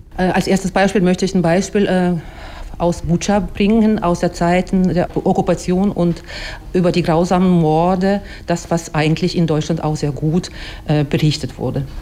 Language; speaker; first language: German; non-native, fluent; Ukrainian